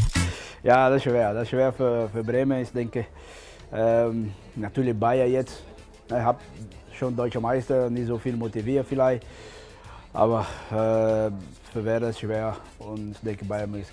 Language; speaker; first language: German; non-native, learner; Portuguese